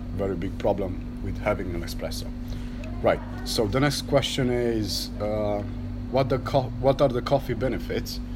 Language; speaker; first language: English; non-native, learner; Romanian